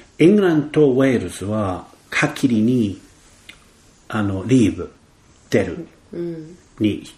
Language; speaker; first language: Japanese; non-native, fluent; English